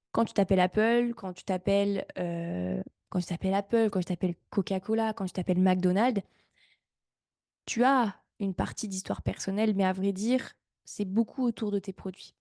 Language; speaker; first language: French; native; French